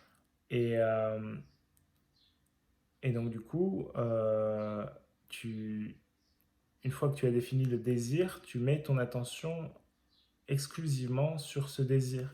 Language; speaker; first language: French; native; French